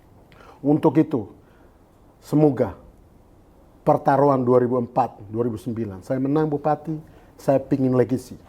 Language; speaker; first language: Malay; non-native, local second language; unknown